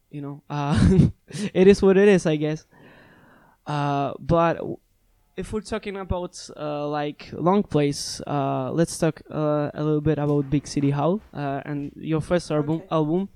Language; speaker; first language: English; non-native, fluent; Polish